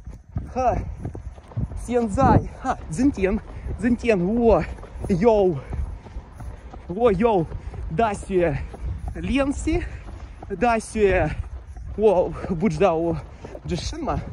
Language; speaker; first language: Chinese; non-native, learner; Russian